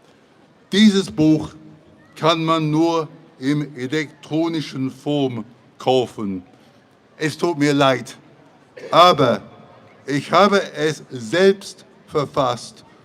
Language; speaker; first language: German; non-native, fluent; English